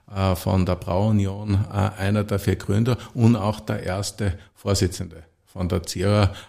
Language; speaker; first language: German; native; German